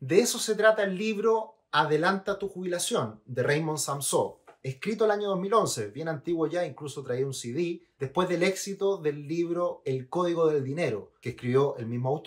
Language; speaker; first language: Spanish; native; Spanish